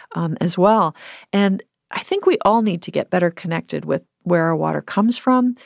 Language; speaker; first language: English; native; English